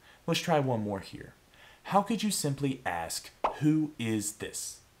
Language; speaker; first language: English; native; English